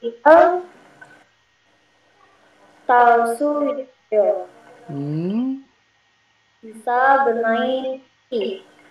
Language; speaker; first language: Korean; non-native, learner; Indonesian